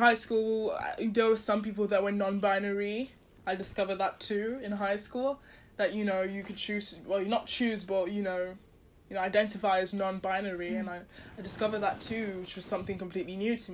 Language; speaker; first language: English; non-native, local second language; Yoruba